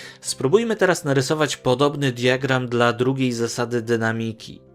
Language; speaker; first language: Polish; native; Polish